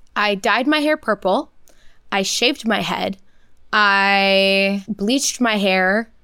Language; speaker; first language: English; early bilingual, other home language; Portuguese